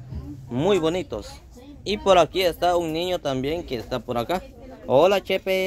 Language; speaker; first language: Spanish; native; Spanish